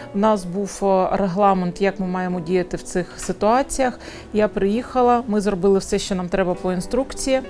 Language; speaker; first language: Ukrainian; native; Ukrainian